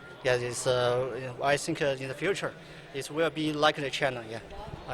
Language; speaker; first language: English; non-native, learner; Chinese